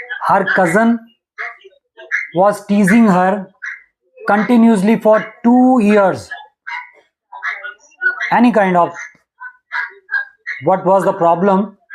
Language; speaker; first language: English; non-native, local second language; Hindi